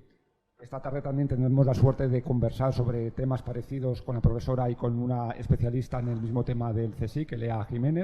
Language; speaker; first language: Spanish; native; Spanish